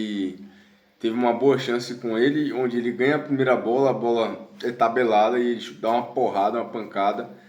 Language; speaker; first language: Portuguese; native; Portuguese